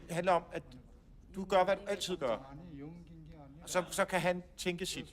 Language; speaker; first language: Danish; native; Danish